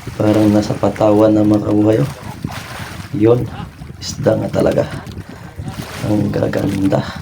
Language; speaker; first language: Filipino; non-native, local second language; Cebuano